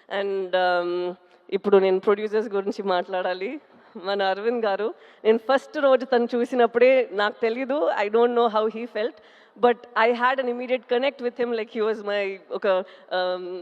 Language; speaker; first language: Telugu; non-native, local second language; Tamil